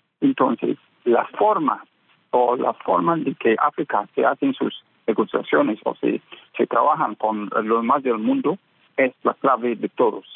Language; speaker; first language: Spanish; non-native, fluent; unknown